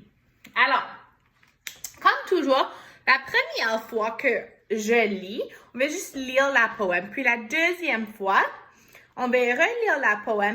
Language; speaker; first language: French; non-native, fluent; English